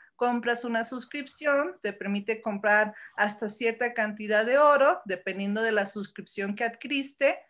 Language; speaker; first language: Spanish; early bilingual, heritage; Spanish